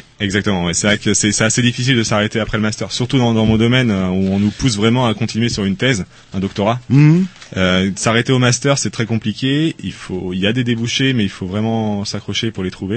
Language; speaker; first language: French; native; French